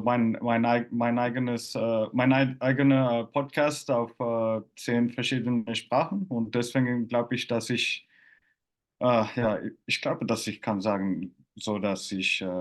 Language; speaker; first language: German; non-native, fluent; Finnish